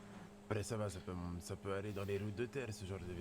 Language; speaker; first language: French; native; French